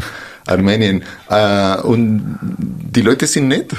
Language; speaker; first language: German; non-native, fluent; Spanish